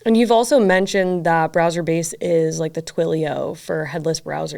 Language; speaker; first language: English; native; English